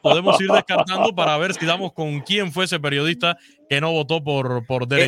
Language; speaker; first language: Spanish; native; Spanish